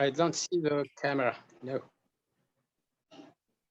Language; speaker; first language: English; non-native, local second language; Arabic